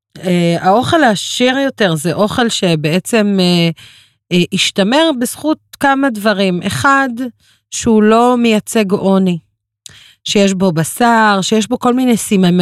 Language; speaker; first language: Hebrew; non-native, local second language; Arabic